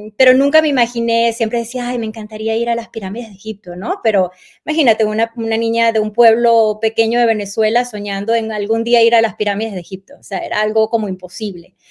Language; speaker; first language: Spanish; native; Spanish